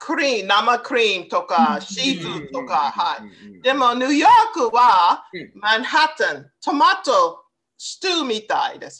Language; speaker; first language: Japanese; non-native, learner; English